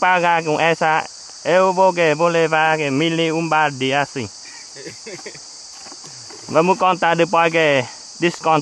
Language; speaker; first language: Portuguese; non-native, learner; Vietnamese